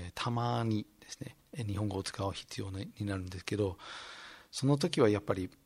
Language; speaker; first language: Japanese; non-native, fluent; English